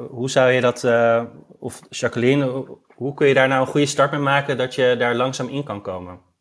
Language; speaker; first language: Dutch; native; Dutch